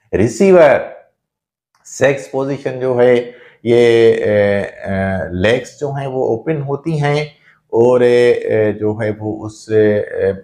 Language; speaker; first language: Urdu; non-native, local second language; Sindhi